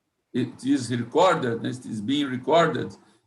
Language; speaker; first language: English; non-native, fluent; Portuguese